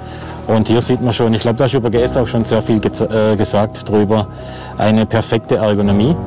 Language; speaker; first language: German; native; German